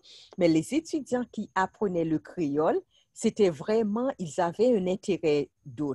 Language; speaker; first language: French; non-native, local second language; Haitian Creole